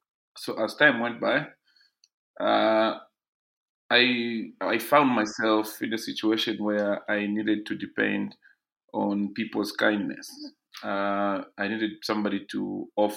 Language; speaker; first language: English; non-native, local second language; Bemba